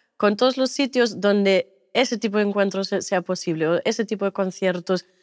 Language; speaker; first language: Spanish; non-native, fluent; German